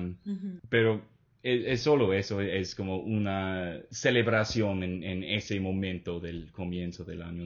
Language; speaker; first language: Spanish; non-native, fluent; English